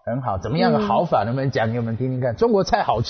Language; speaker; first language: Chinese; native; Chinese